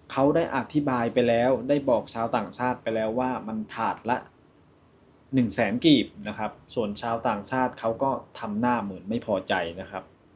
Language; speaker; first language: Thai; native; Thai